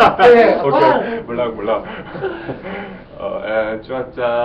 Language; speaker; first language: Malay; non-native, learner; Korean